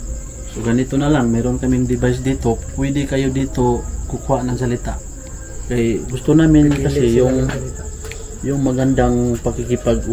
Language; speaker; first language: Filipino; non-native, local second language; Cebuano